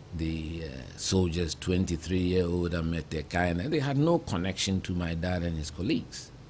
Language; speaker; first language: English; non-native, local second language; Akan